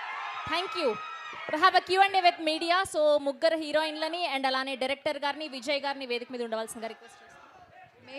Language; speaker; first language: Telugu; native; Telugu